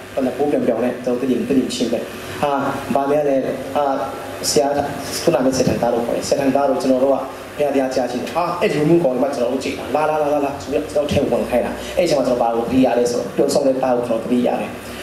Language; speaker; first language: Burmese; non-native, local second language; Hakha Chin